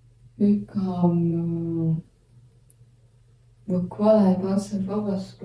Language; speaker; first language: French; non-native, learner; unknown